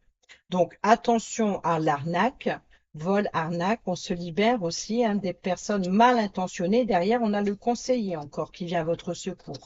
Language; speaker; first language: French; native; French